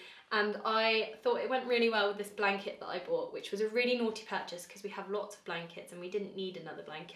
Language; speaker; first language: English; native; English